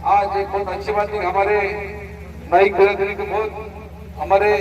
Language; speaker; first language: Hindi; non-native, local second language; Marathi